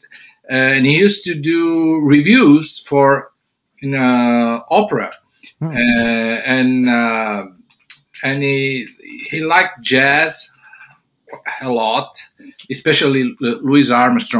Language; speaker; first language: English; non-native, fluent; Italian